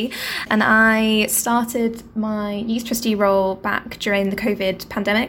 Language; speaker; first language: English; native; English